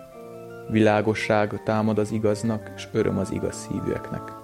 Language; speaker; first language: Hungarian; native; Hungarian